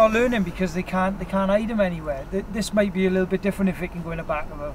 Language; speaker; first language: English; native; English